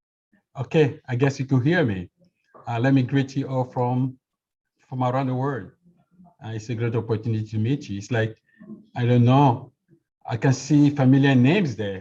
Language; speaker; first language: English; non-native, fluent; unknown